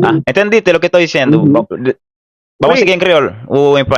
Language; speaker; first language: Spanish; non-native, fluent; Haitian Creole